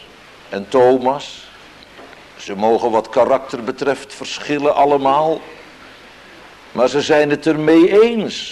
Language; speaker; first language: Dutch; native; Dutch